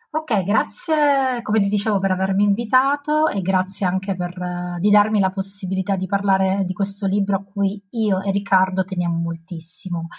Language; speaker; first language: Italian; native; Italian